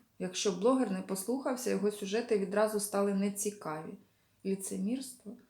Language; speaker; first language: Ukrainian; non-native, local second language; Russian